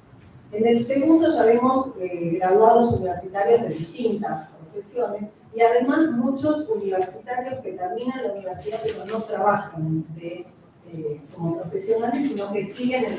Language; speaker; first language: Spanish; native; Spanish